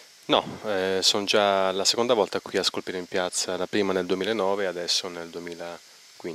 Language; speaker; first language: Italian; native; Italian